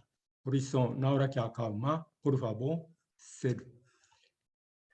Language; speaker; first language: Portuguese; non-native, fluent; Japanese